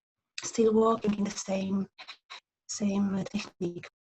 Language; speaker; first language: English; non-native, learner; Polish